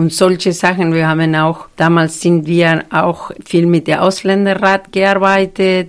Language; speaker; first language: German; non-native, fluent; Spanish